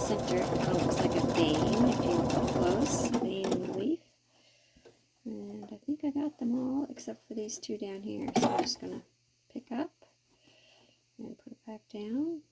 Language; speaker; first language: English; native; English